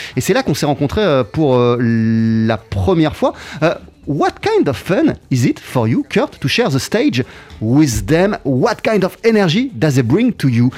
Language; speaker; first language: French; native; French